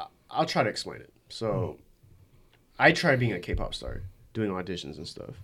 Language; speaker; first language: English; early bilingual, other home language; Korean